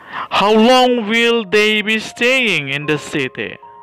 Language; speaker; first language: English; non-native, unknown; Indonesian